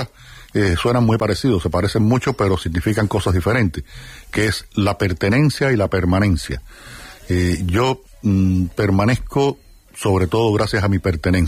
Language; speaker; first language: Spanish; native; Spanish